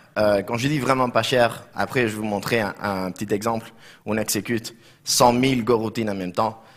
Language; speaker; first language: French; non-native, fluent; Spanish